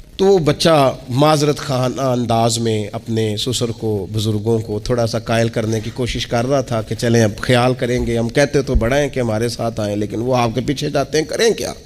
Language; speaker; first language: Urdu; non-native, local second language; Punjabi